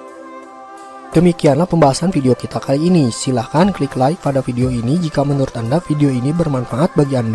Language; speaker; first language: Indonesian; native; Indonesian